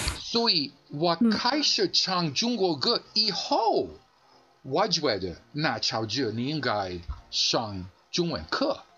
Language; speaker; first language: Chinese; non-native, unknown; Greek